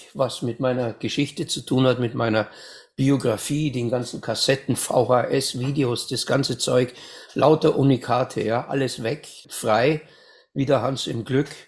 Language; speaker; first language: German; native; German